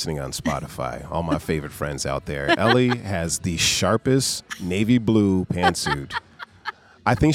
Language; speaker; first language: English; native; English